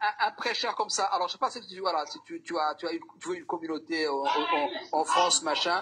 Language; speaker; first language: French; non-native, local second language; Somali